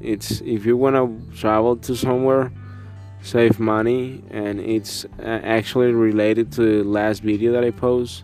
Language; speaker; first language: English; non-native, learner; Spanish